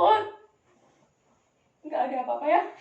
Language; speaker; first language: Indonesian; native; Indonesian